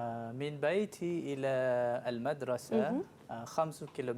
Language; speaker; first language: Arabic; non-native, fluent; Malay